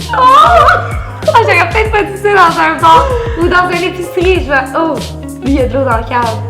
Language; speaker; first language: French; native; French